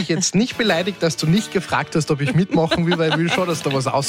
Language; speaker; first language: German; native; German